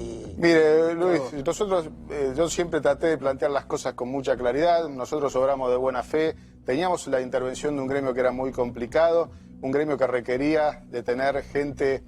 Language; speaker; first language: Spanish; native; Spanish